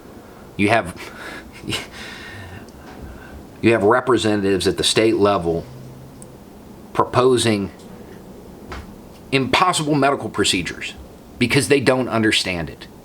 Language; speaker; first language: English; native; English